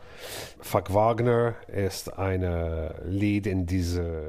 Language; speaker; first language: German; non-native, learner; English